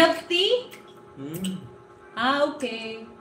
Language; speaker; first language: English; non-native, local second language; Filipino